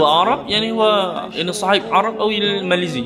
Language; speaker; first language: Arabic; non-native, learner; Malay